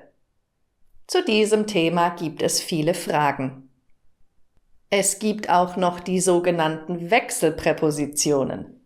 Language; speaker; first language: German; native; German